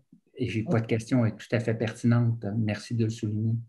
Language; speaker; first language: French; native; French